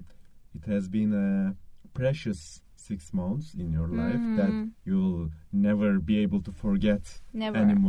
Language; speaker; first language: English; non-native, learner; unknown